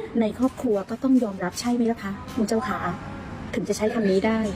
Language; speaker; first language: Thai; native; Thai